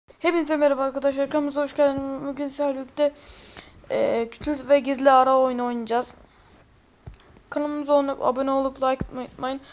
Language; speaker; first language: Turkish; native; Turkish